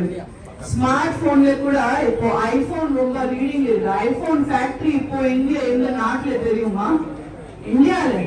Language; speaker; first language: Tamil; non-native, fluent; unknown